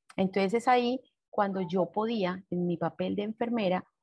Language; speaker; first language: Spanish; native; Spanish